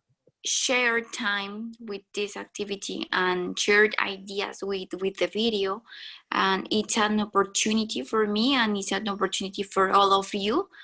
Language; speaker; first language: English; non-native, learner; Spanish